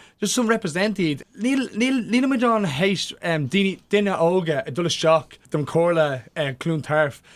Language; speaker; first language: Irish; non-native, local second language; English